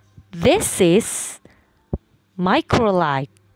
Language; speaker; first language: English; non-native, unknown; Indonesian